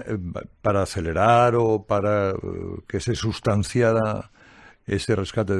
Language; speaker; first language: Spanish; native; Spanish